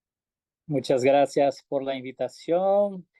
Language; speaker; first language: Spanish; non-native, learner; Portuguese